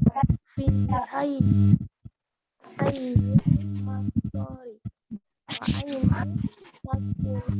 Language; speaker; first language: Arabic; non-native, learner; Indonesian